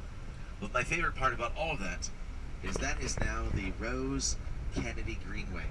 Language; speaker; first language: English; native; English